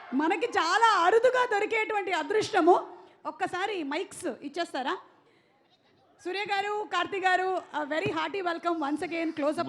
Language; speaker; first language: Telugu; native; Telugu